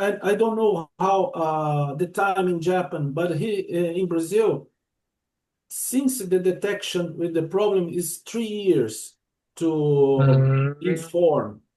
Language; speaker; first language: English; non-native, learner; Portuguese